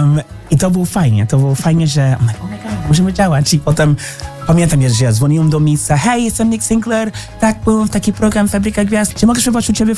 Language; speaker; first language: Polish; non-native, learner; English